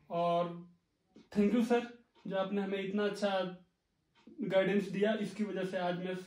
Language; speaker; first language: Hindi; native; Hindi